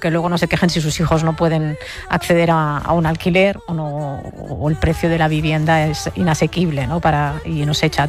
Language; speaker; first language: Spanish; native; Spanish